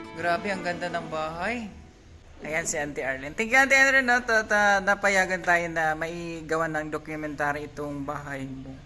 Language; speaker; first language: Filipino; non-native, local second language; Hiligaynon